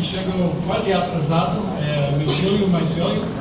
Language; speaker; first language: Portuguese; non-native, fluent; English